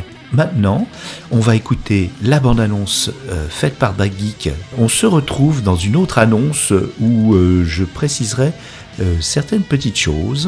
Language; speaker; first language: French; native; French